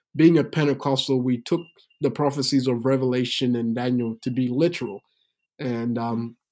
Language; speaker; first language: English; early bilingual, other home language; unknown